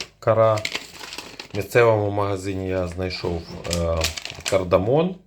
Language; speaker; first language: Ukrainian; non-native, local second language; Russian